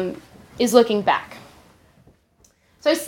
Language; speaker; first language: English; native; English